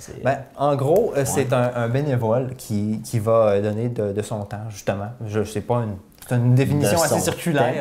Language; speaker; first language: French; native; French